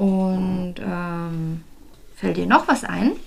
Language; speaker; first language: German; native; German